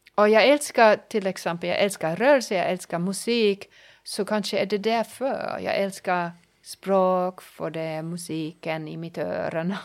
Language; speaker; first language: Swedish; non-native, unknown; German